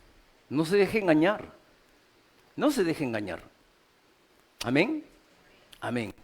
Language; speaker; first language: Spanish; native; Spanish